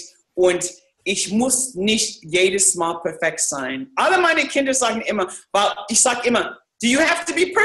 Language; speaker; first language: German; non-native, fluent; English